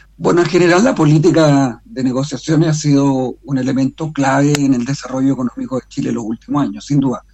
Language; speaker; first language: Spanish; native; Spanish